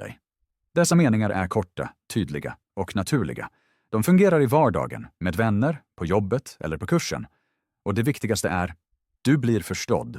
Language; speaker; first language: Swedish; non-native, fluent; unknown